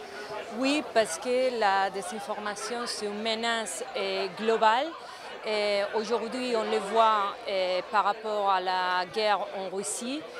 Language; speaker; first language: French; non-native, fluent; Spanish